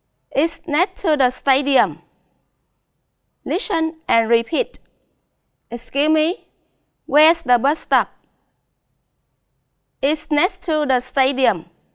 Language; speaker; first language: English; non-native, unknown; Vietnamese